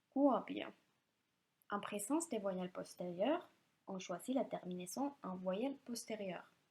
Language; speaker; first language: French; non-native, fluent; Finnish